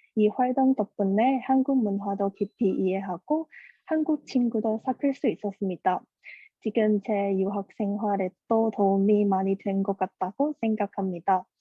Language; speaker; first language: Korean; non-native, fluent; Chinese